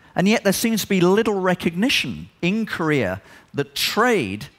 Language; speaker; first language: English; native; English